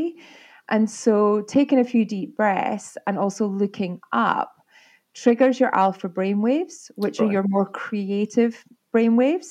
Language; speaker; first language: English; native; English